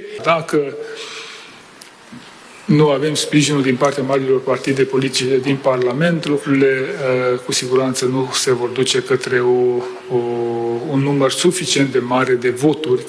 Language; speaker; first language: Romanian; non-native, local second language; Hungarian